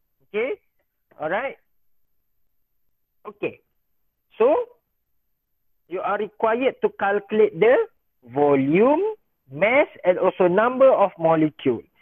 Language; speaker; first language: English; non-native, local second language; Malay